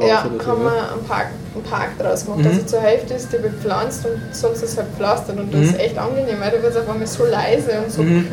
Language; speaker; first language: German; native; German